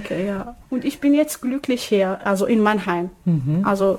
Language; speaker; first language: German; non-native, learner; Arabic